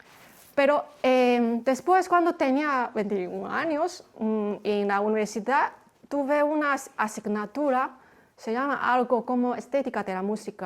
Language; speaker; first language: Spanish; non-native, fluent; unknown